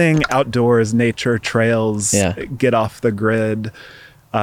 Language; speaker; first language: English; native; English